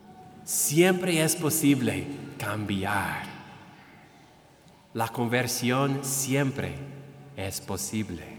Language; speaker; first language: Spanish; non-native, fluent; English